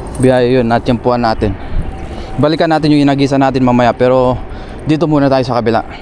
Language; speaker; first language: Filipino; native; Filipino